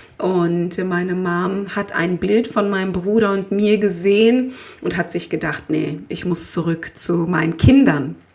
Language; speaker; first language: German; native; German